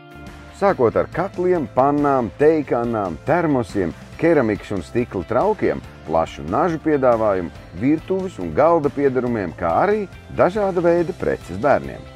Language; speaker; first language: Latvian; native; Latvian